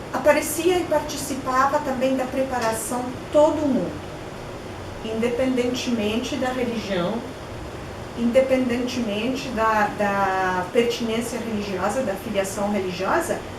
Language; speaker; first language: Portuguese; non-native, fluent; Polish